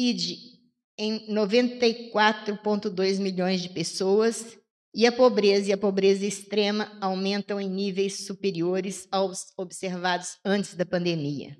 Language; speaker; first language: Portuguese; native; Portuguese